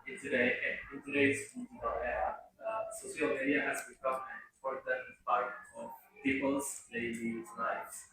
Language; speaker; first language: English; non-native, learner; Indonesian